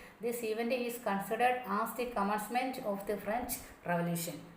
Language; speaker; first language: English; non-native, local second language; Malayalam